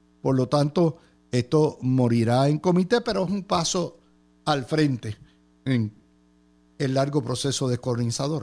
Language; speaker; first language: Spanish; native; Spanish